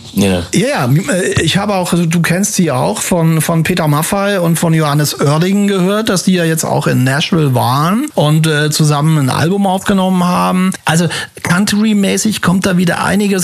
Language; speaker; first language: German; native; German